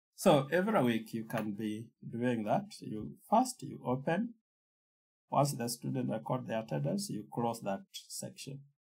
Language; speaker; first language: English; non-native, local second language; Kikuyu